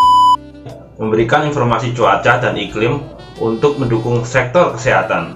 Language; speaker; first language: Indonesian; native; Indonesian